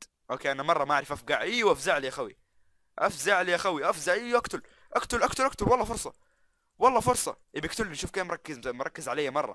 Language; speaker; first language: Arabic; native; Arabic